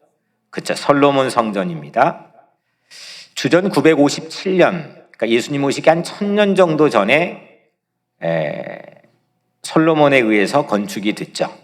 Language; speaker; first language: Korean; native; Korean